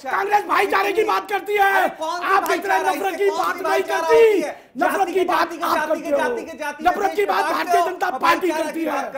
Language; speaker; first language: Hindi; native; Hindi